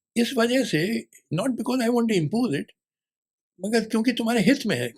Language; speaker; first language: Hindi; native; Hindi